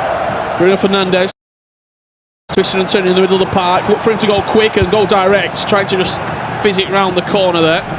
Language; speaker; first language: English; native; English